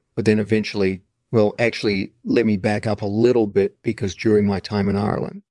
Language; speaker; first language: English; native; English